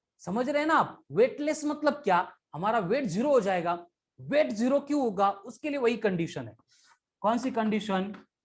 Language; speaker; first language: Hindi; non-native, local second language; Marathi